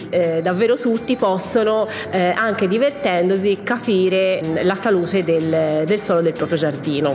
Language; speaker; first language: Italian; native; Italian